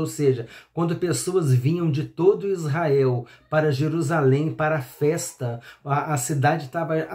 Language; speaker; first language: Portuguese; native; Portuguese